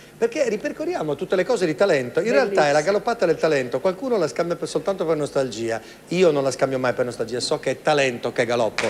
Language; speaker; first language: Italian; native; Italian